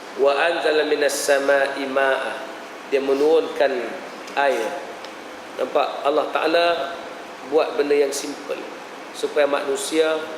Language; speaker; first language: Malay; native; Malay